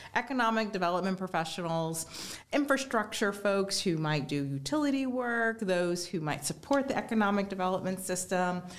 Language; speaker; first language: English; native; English